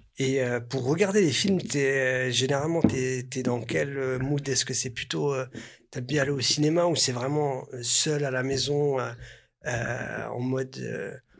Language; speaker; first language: French; early bilingual, other home language; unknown